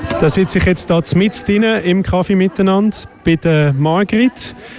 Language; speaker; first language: German; native; German